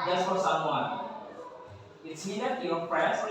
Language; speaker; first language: English; non-native, learner; Indonesian